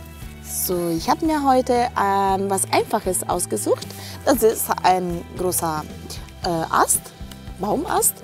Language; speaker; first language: German; non-native, fluent; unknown